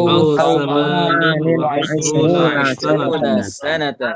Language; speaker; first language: Arabic; non-native, learner; Indonesian